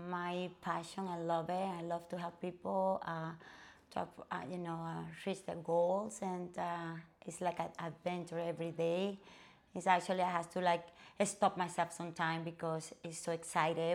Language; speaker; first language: English; non-native, fluent; Spanish